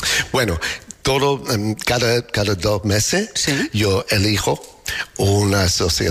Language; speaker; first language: Spanish; non-native, learner; English